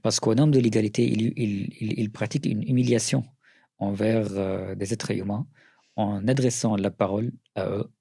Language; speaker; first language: French; non-native, fluent; Arabic